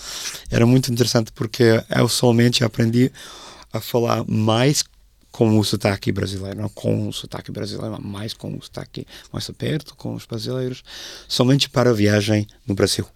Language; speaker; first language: Portuguese; non-native, fluent; English